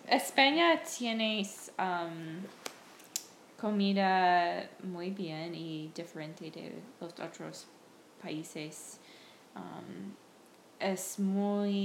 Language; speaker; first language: Spanish; non-native, learner; English